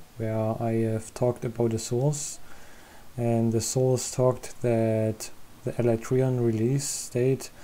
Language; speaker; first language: English; non-native, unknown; German